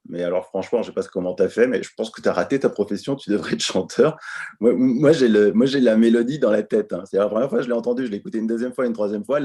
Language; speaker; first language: French; native; French